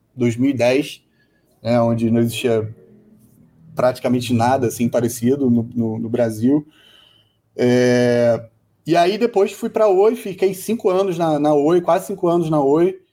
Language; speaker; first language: Portuguese; native; Portuguese